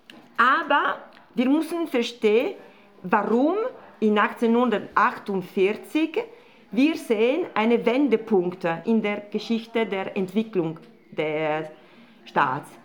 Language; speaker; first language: German; non-native, fluent; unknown